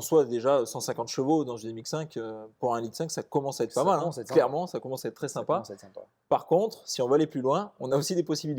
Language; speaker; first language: French; native; French